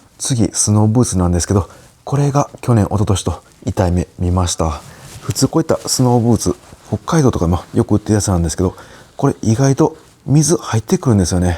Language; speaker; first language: Japanese; native; Japanese